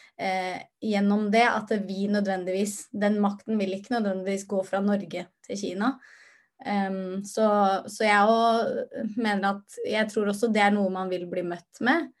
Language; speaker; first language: Norwegian; native; Norwegian